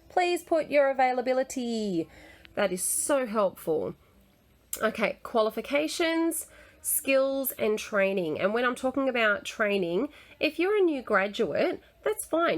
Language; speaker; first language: English; native; English